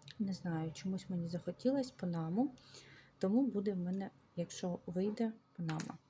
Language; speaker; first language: Ukrainian; native; Ukrainian